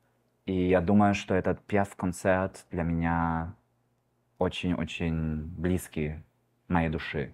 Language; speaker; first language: Russian; early bilingual, heritage; Russian